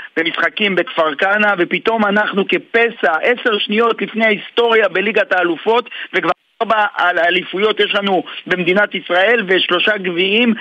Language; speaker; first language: Hebrew; native; Hebrew